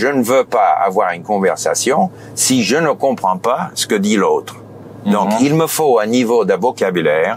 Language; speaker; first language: French; non-native, fluent; English